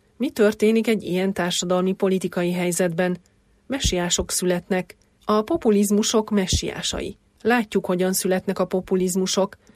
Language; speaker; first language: Hungarian; native; Hungarian